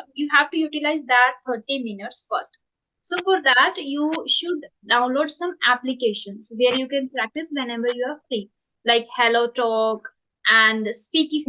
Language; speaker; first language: English; non-native, local second language; Hindi